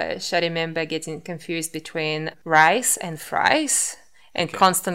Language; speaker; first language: English; non-native, fluent; Russian